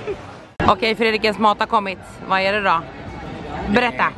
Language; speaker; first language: Swedish; native; Swedish